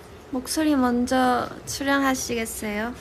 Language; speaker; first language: Korean; non-native, local second language; Chinese